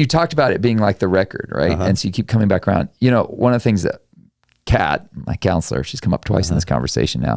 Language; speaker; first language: English; native; English